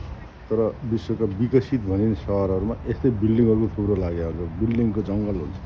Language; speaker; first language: Nepali; native; Nepali